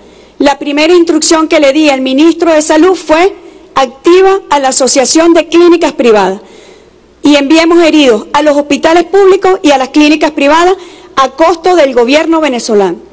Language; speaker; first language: Spanish; native; Spanish